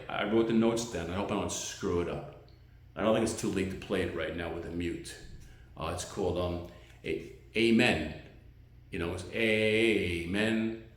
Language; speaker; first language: English; native; English